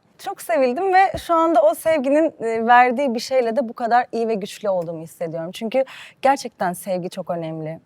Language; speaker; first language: Turkish; early bilingual, heritage; Turkish